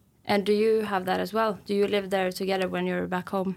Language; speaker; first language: English; non-native, fluent; Norwegian